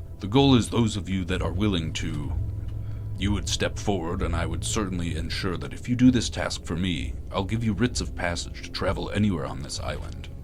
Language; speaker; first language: English; native; English